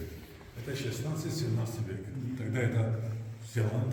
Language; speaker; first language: Russian; non-native, fluent; Georgian